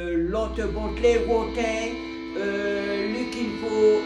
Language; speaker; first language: English; non-native, learner; French